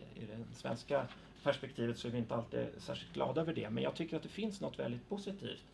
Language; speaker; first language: Swedish; native; Swedish